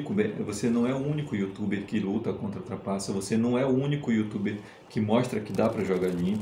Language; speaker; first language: Portuguese; native; Portuguese